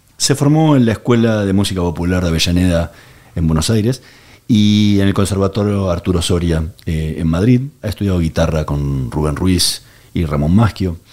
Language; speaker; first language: Spanish; native; Spanish